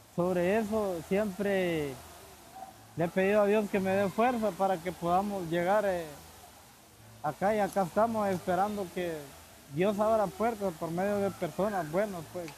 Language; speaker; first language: Spanish; native; Spanish